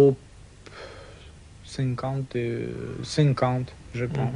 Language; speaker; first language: French; non-native, fluent; Russian